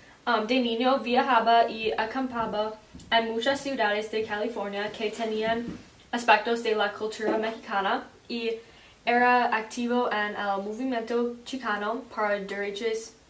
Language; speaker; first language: Spanish; non-native, learner; English